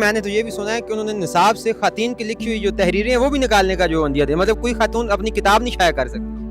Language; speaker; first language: Urdu; native; Urdu